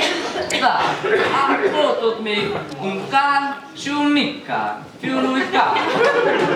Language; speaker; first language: Romanian; non-native, learner; Hungarian